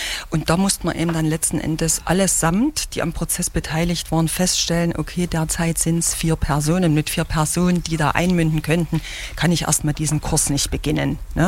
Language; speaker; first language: German; native; German